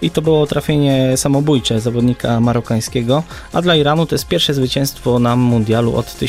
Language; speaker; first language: Polish; native; Polish